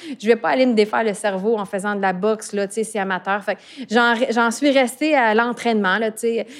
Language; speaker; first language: French; native; French